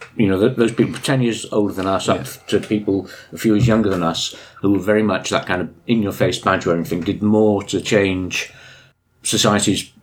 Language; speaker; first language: English; native; English